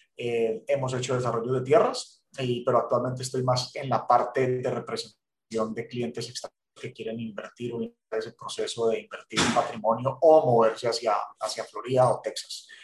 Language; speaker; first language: Spanish; native; Spanish